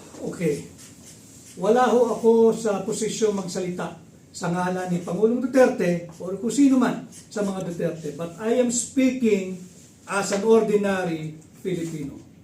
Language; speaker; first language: Filipino; native; Filipino